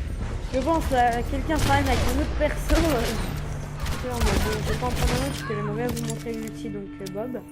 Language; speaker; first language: French; native; French